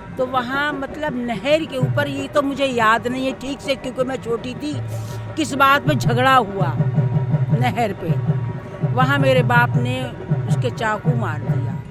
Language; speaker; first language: Hindi; native; Hindi